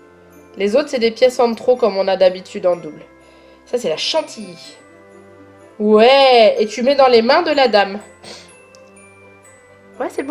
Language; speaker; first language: French; native; French